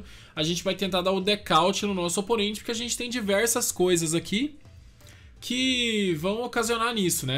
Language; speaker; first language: Portuguese; native; Portuguese